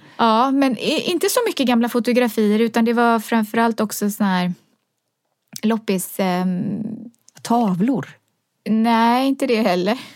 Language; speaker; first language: Swedish; native; Swedish